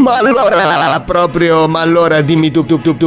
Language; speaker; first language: Italian; native; Italian